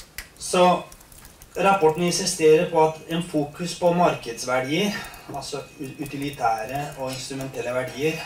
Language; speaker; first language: Norwegian; non-native, fluent; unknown